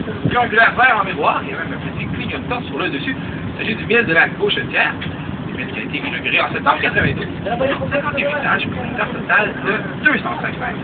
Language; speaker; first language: French; native; French